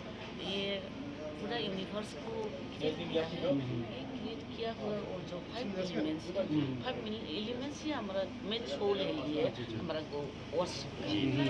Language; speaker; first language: Hindi; non-native, local second language; Bodo